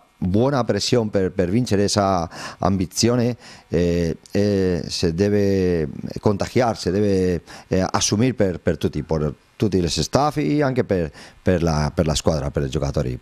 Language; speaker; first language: Italian; non-native, learner; Spanish